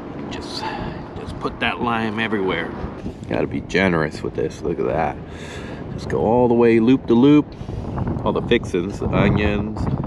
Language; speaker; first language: English; early bilingual, other home language; Spanish